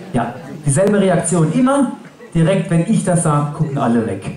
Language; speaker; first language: German; native; German